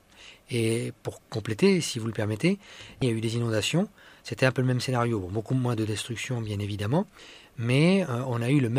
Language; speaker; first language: French; native; French